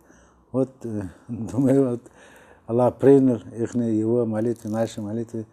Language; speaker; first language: Russian; non-native, local second language; Uzbek